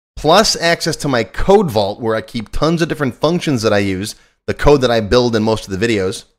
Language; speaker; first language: English; native; English